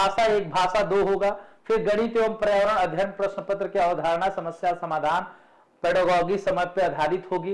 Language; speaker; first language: Hindi; native; Hindi